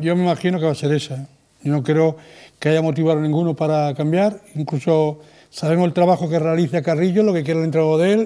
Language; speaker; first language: Spanish; native; Spanish